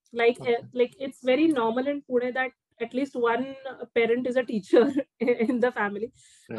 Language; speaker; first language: English; non-native, local second language; Marathi